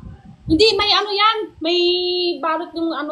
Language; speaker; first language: Filipino; non-native, learner; Chinese